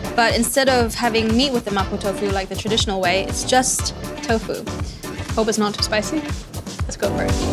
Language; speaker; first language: English; non-native, local second language; Cantonese